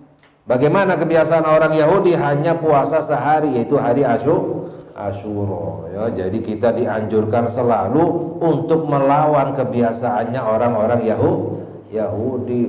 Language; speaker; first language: Indonesian; native; Indonesian